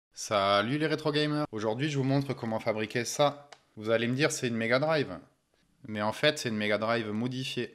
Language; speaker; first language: French; native; French